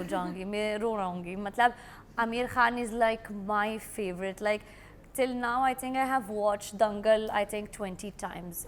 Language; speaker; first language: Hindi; non-native, learner; Arabic